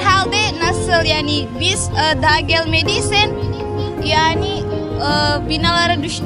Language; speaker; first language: Turkish; non-native, learner; Indonesian